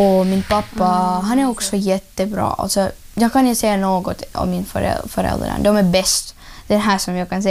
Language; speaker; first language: Swedish; non-native, learner; Russian